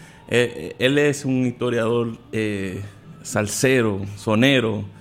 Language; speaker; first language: Spanish; early bilingual, heritage; Spanish